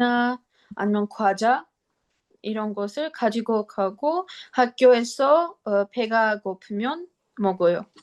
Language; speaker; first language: Korean; non-native, learner; Armenian